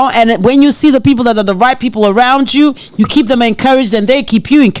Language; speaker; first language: English; native; English